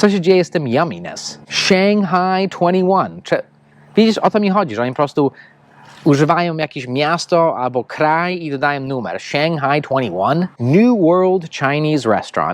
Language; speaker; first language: Polish; non-native, fluent; English